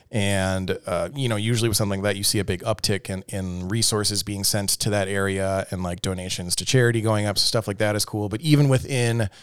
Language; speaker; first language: English; native; English